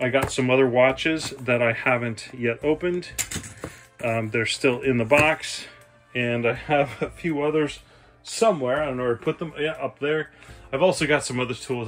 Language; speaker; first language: English; native; English